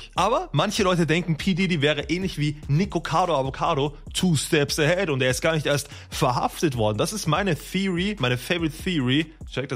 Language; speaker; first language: German; native; German